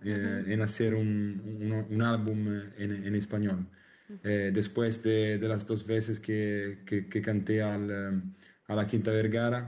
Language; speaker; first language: Spanish; non-native, learner; Italian